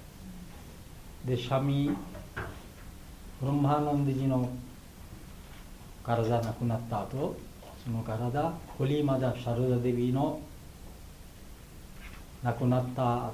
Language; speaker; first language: Japanese; non-native, fluent; Bangla